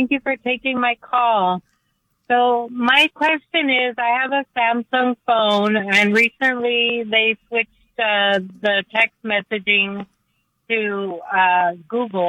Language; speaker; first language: English; native; English